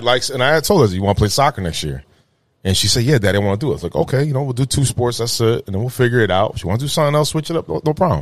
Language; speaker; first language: English; native; English